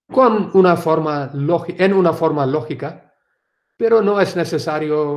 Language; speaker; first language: Spanish; non-native, learner; Urdu